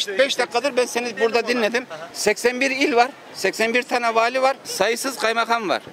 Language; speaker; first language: Turkish; native; Turkish